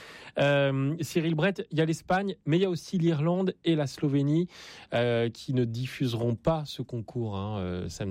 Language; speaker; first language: French; native; French